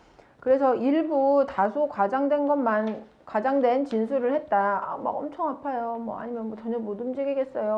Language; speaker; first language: Korean; native; Korean